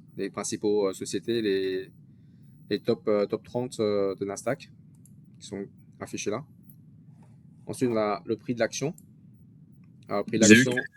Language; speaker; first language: French; native; French